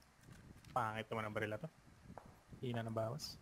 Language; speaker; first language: Filipino; native; Filipino